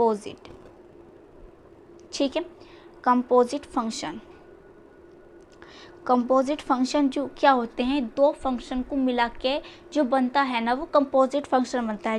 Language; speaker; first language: Hindi; native; Hindi